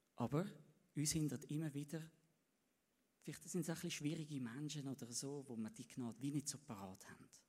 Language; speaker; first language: German; native; German